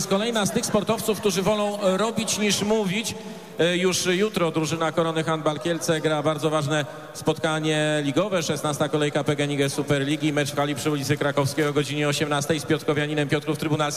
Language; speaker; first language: Polish; native; Polish